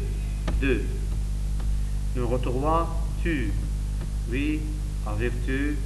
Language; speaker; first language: French; non-native, learner; Arabic